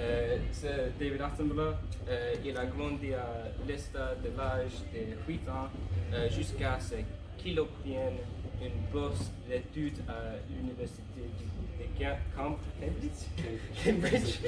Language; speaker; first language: French; non-native, learner; English